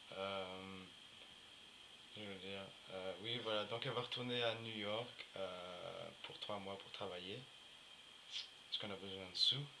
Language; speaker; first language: French; non-native, fluent; English